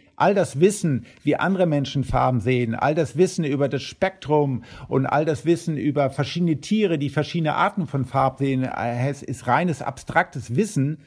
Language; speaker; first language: German; early bilingual, heritage; German